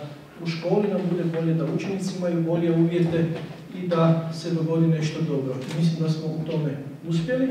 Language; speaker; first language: Croatian; native; Croatian